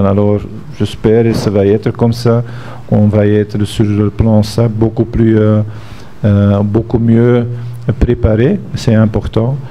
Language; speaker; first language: French; non-native, fluent; Dutch